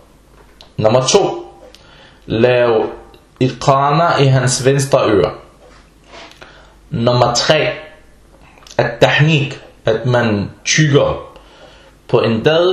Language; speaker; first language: Danish; non-native, fluent; Arabic